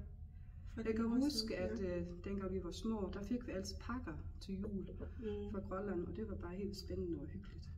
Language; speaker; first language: Danish; non-native, local second language; Faroese